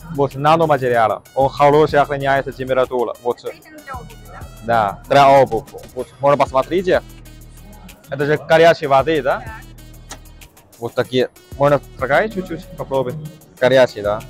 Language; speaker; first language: Russian; non-native, learner; Chinese